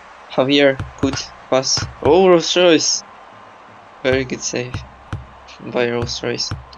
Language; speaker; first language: English; non-native, learner; Russian